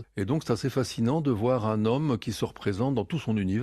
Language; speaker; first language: French; native; French